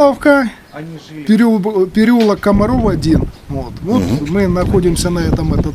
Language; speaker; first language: Russian; native; Russian